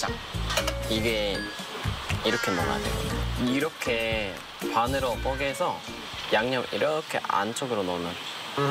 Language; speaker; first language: Korean; non-native, fluent; Polish